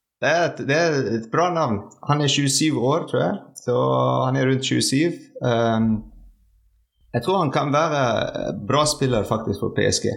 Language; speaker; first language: Norwegian; non-native, fluent; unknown